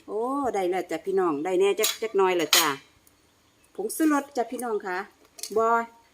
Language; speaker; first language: Thai; native; Thai